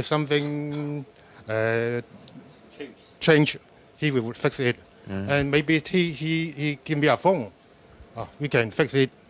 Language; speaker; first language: English; non-native, learner; Cantonese